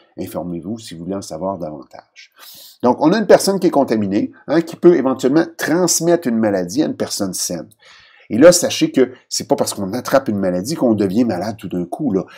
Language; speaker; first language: French; native; French